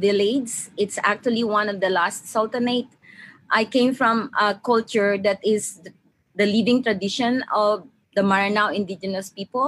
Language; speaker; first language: English; non-native, local second language; Maranao